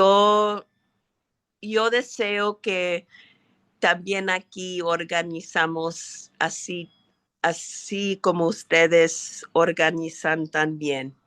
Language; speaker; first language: Spanish; early bilingual, heritage; English